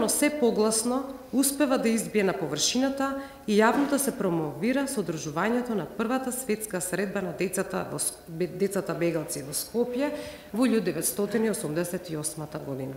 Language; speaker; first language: Macedonian; native; Macedonian